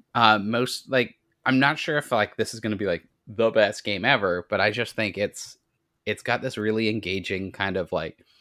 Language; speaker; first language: English; native; English